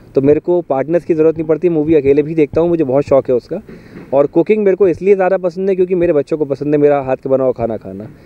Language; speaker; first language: Hindi; native; Hindi